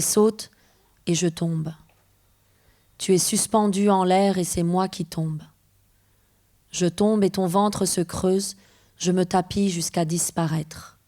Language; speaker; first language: French; early bilingual, other home language; Persian